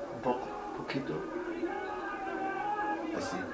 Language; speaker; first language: Spanish; non-native, learner; German